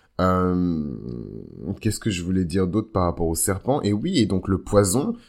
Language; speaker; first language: French; native; French